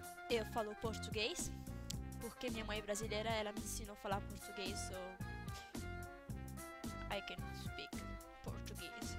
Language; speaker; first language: Portuguese; early bilingual, heritage; Portuguese